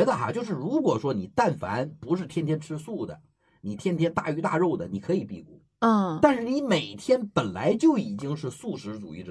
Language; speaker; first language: Chinese; native; Chinese